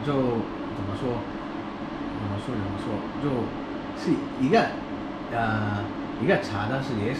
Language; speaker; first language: Chinese; non-native, learner; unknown